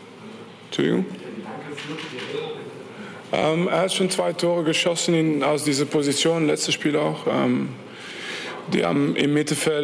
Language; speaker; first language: German; non-native, fluent; French